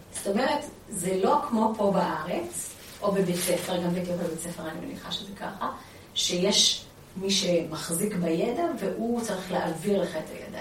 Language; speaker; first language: Hebrew; early bilingual, other home language; Amharic